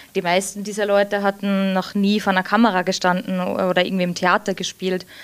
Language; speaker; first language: German; early bilingual, heritage; English